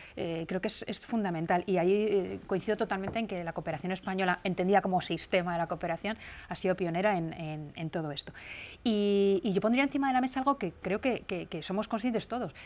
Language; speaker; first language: Spanish; native; Spanish